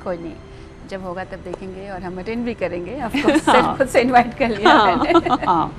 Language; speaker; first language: Hindi; native; Hindi